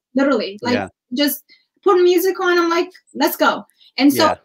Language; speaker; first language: English; non-native, fluent; Amharic